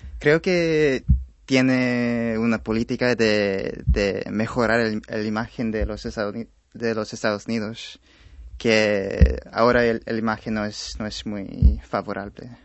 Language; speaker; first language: Spanish; non-native, fluent; English